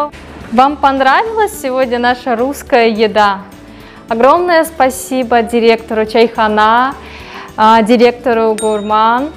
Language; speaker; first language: Russian; non-native, learner; Korean